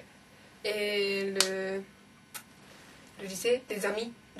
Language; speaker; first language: French; non-native, learner; Japanese